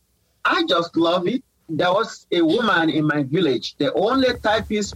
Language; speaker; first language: English; non-native, local second language; Yoruba